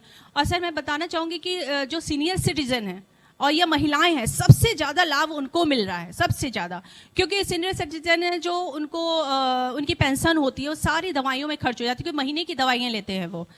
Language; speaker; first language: Hindi; native; Hindi